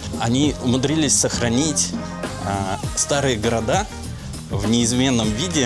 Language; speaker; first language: Russian; native; Russian